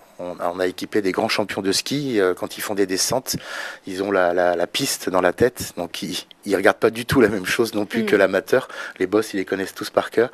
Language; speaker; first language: French; native; French